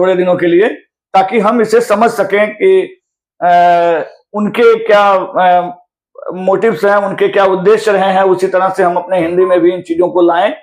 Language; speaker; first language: Hindi; native; Hindi